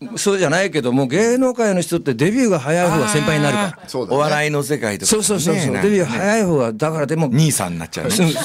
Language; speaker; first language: Japanese; native; Japanese